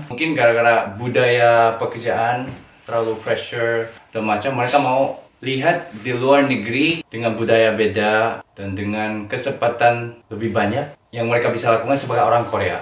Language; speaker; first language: Indonesian; non-native, fluent; Korean